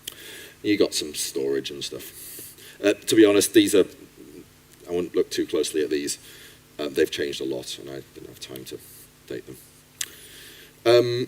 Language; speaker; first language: English; native; English